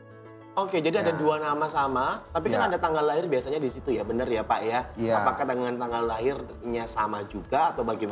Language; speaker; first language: Indonesian; native; Indonesian